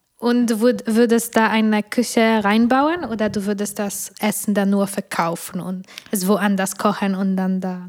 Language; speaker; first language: German; non-native, fluent; Polish